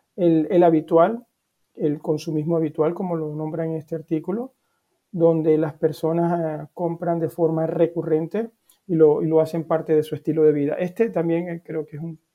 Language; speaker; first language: Spanish; native; Spanish